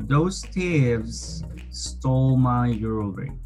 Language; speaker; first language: English; non-native, fluent; Spanish